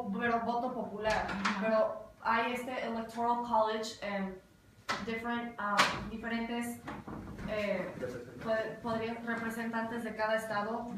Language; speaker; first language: Spanish; early bilingual, heritage; Spanish